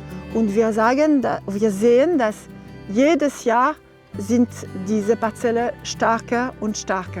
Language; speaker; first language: German; non-native, learner; French